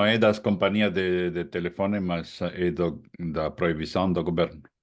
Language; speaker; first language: Portuguese; non-native, fluent; Spanish